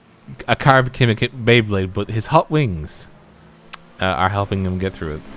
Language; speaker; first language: English; native; English